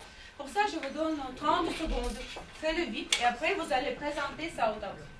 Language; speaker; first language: French; non-native, fluent; Russian